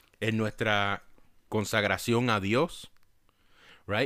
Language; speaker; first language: Spanish; early bilingual, heritage; Spanish